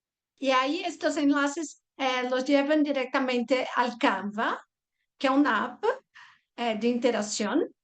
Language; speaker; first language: Spanish; non-native, fluent; Portuguese